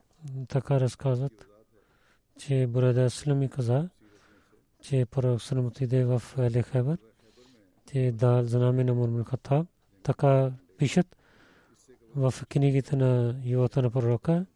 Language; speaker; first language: Bulgarian; non-native, learner; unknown